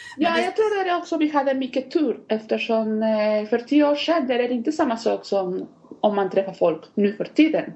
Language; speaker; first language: Swedish; non-native, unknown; Spanish